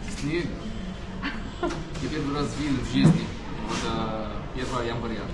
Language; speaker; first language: Russian; non-native, fluent; Arabic